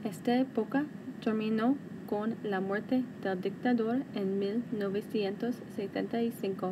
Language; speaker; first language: Spanish; non-native, learner; English